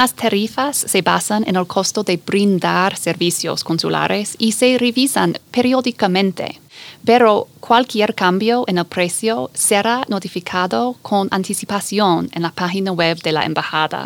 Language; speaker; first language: Spanish; non-native, fluent; English